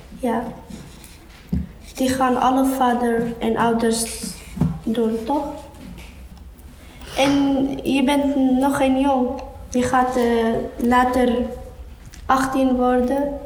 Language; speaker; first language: Dutch; non-native, learner; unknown